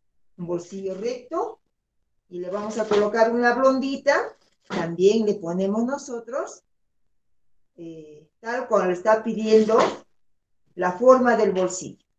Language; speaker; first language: Spanish; native; Spanish